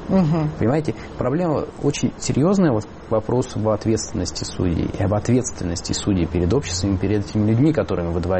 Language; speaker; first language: Russian; native; Russian